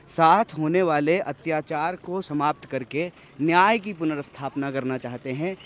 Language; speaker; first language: Hindi; native; Hindi